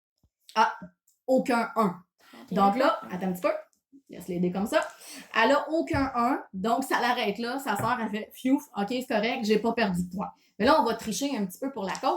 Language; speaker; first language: French; native; French